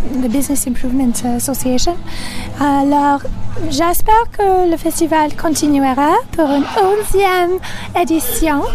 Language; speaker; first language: French; non-native, local second language; English